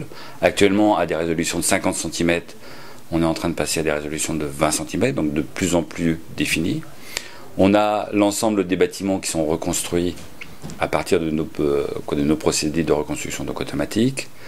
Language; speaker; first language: French; native; French